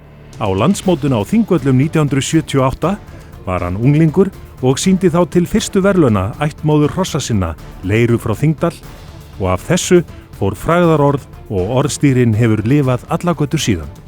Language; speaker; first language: Icelandic; native; Icelandic